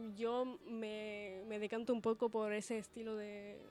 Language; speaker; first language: Spanish; early bilingual, other home language; Italian